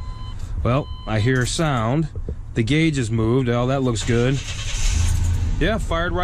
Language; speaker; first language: English; native; English